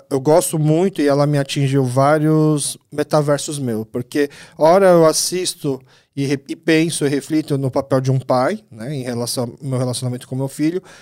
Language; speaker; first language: Portuguese; early bilingual, other home language; Korean